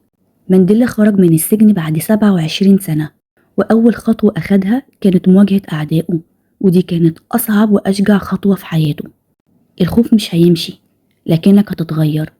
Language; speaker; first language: Arabic; native; Arabic